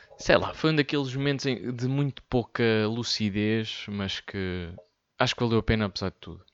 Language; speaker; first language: Portuguese; native; Portuguese